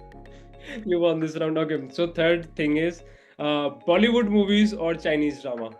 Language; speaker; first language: Hindi; native; Hindi